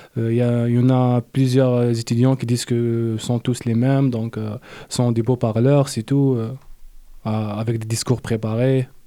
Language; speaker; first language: French; non-native, local second language; Arabic